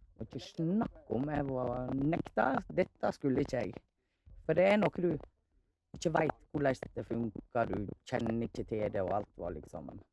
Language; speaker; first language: Norwegian; native; Norwegian